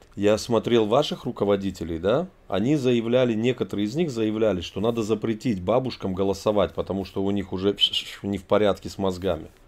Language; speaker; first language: Russian; native; Russian